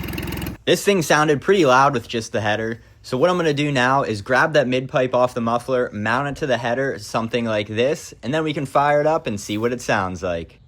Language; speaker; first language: English; native; English